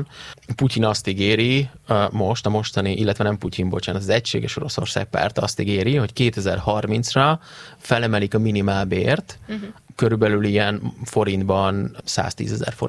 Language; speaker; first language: Hungarian; native; Hungarian